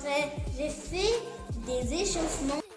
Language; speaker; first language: French; non-native, learner; Arabic